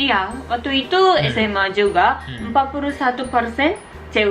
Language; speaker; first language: Indonesian; non-native, learner; Japanese